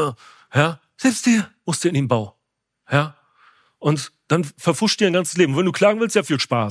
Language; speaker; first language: German; native; German